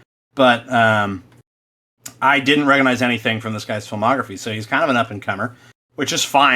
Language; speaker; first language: English; native; English